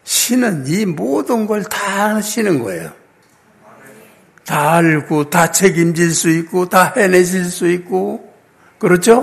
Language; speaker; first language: Korean; native; Korean